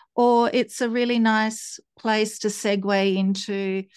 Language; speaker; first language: English; native; English